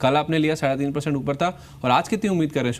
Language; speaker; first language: Hindi; native; Hindi